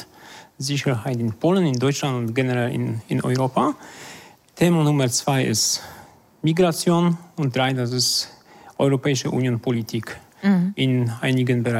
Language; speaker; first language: German; non-native, fluent; Polish